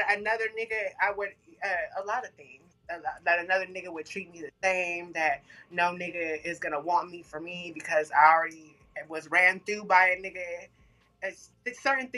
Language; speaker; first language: English; native; English